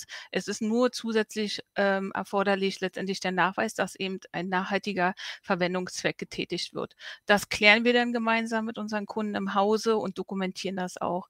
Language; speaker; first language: German; native; German